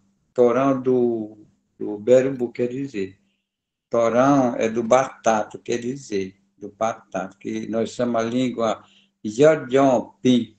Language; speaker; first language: Portuguese; non-native, local second language; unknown